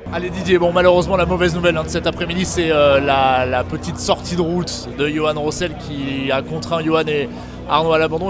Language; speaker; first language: French; native; French